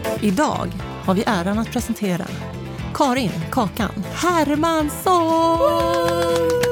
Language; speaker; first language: Swedish; native; Swedish